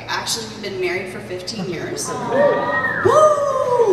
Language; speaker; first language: English; native; English